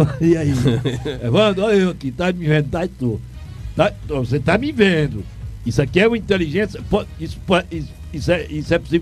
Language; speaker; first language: Portuguese; native; Portuguese